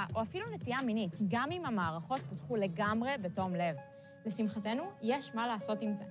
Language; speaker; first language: Hebrew; early bilingual, other home language; Russian